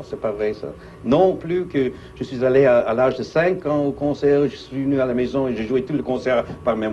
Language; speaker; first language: French; non-native, fluent; English